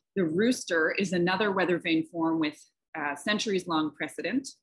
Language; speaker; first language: English; native; English